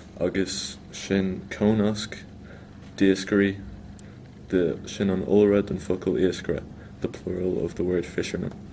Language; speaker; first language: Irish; non-native, local second language; English